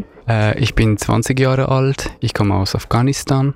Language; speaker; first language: German; non-native, learner; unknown